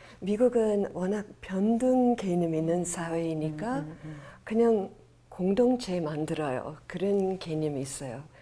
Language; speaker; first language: Korean; non-native, fluent; English